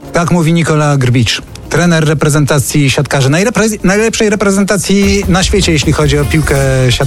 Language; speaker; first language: Polish; native; Polish